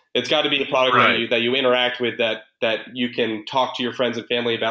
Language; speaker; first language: English; native; English